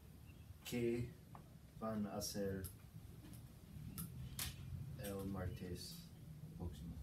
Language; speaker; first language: Spanish; non-native, learner; English